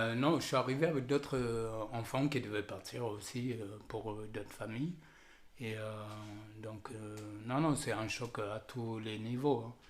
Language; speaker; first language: French; early bilingual, other home language; Amharic